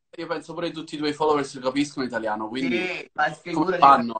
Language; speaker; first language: English; non-native, fluent; Italian